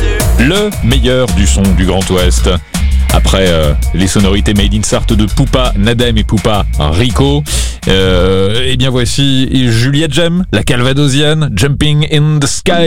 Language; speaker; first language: French; native; French